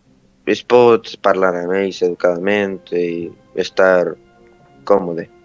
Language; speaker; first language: Catalan; early bilingual, other home language; Romanian